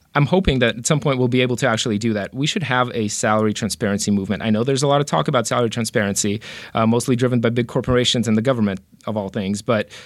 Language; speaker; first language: English; early bilingual, other home language; Romanian